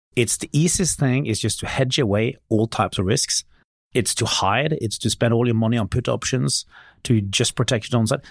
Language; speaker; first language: English; non-native, fluent; Norwegian